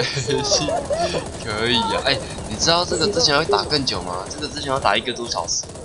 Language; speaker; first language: Chinese; native; Chinese